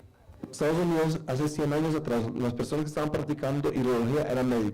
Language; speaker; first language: Spanish; native; Spanish